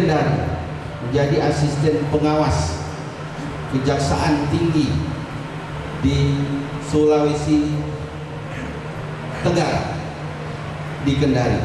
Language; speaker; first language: Indonesian; native; Indonesian